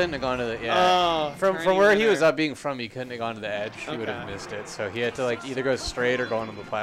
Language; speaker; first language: English; native; English